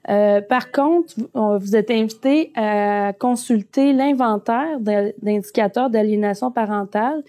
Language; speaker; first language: French; native; French